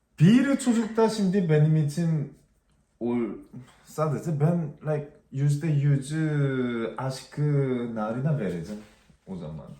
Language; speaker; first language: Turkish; non-native, learner; Korean